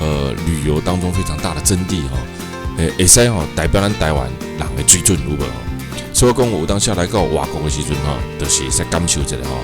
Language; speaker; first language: Chinese; native; Chinese